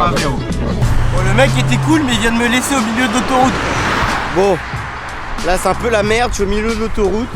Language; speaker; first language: French; native; French